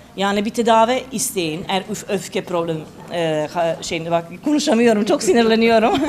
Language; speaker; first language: Turkish; non-native, fluent; Serbian